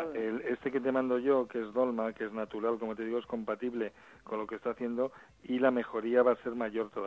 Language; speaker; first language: Spanish; native; Spanish